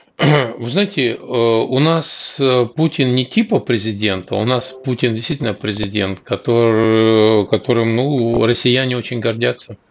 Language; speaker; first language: Russian; native; Russian